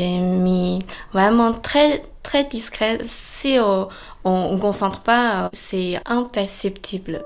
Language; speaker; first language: French; non-native, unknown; Chinese